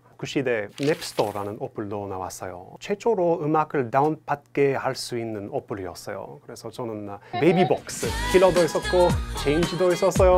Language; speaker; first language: Korean; non-native, fluent; English